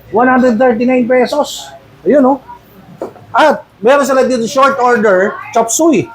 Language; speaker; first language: Filipino; native; Filipino